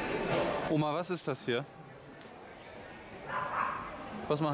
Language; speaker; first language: German; native; German